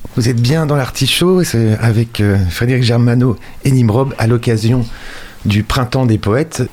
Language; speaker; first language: French; native; French